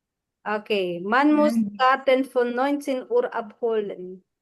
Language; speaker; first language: German; non-native, fluent; Filipino